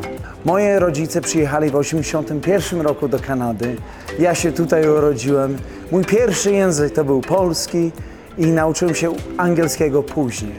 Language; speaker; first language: Polish; early bilingual, heritage; Polish